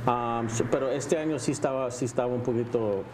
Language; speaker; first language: Spanish; non-native, local second language; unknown